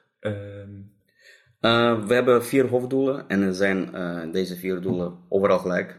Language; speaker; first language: Dutch; non-native, fluent; Russian